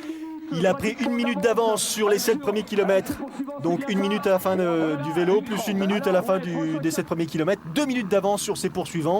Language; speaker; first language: French; native; French